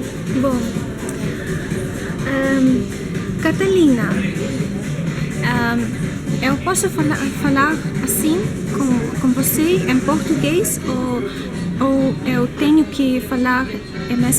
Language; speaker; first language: Portuguese; non-native, learner; Russian